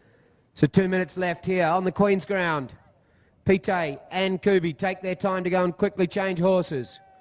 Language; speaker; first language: English; native; English